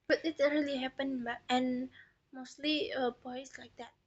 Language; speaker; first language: English; non-native, learner; Indonesian